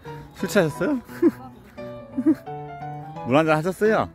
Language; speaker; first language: Korean; native; Korean